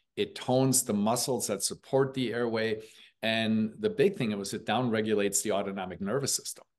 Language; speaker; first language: English; early bilingual, other home language; German